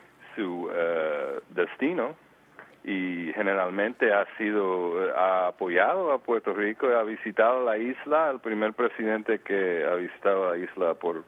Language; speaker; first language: Spanish; early bilingual, heritage; Spanish